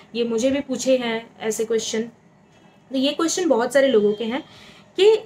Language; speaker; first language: Hindi; non-native, local second language; Bangla